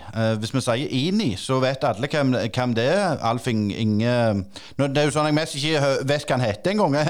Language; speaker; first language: Norwegian; native; Norwegian